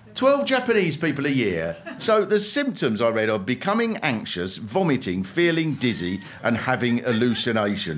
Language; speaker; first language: English; native; English